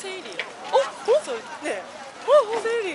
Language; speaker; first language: Korean; non-native, learner; Japanese